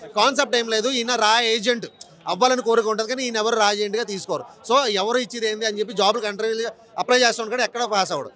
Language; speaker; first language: Telugu; native; Telugu